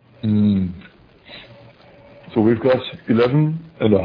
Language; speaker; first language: English; non-native, fluent; German